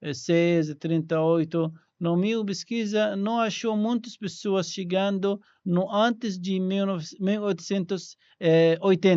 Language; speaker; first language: Portuguese; non-native, learner; Arabic